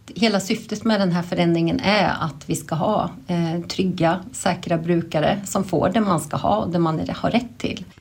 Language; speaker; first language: Swedish; native; Swedish